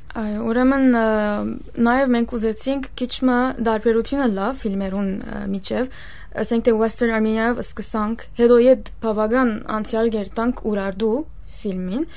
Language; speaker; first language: Armenian; early bilingual, heritage; Armenian